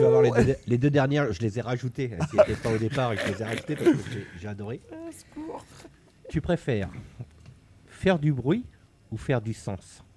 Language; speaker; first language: French; native; French